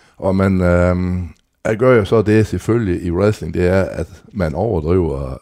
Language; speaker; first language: Danish; native; Danish